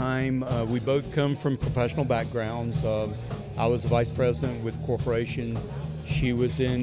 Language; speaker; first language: English; native; English